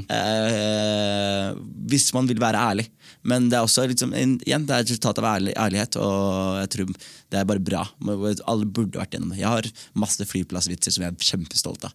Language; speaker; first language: Norwegian; early bilingual, other home language; Somali